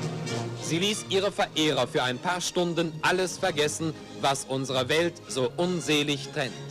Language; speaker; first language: German; native; German